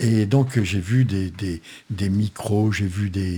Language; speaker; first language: French; native; French